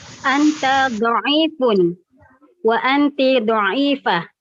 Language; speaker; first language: Arabic; non-native, learner; Indonesian